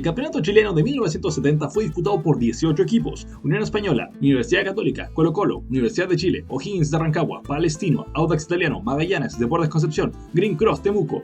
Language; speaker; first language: Spanish; native; Spanish